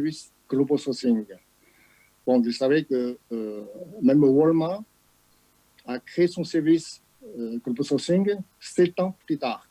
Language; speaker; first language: French; non-native, fluent; Chinese